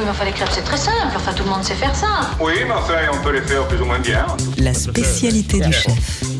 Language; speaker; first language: French; native; French